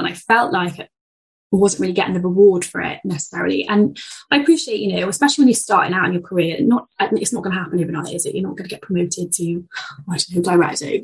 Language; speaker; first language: English; native; English